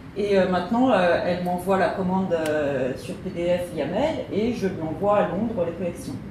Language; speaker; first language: French; native; French